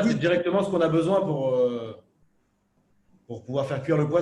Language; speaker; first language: French; native; French